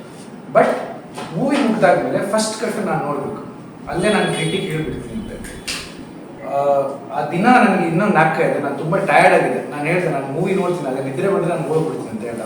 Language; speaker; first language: Kannada; non-native, local second language; Tulu